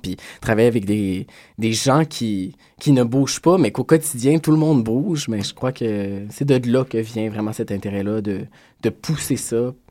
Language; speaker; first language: French; native; French